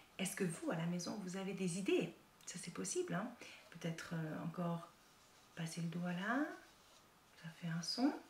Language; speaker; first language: French; native; French